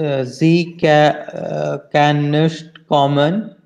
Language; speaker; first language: German; non-native, learner; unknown